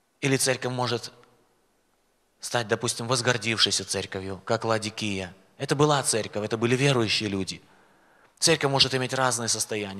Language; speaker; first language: Russian; native; Russian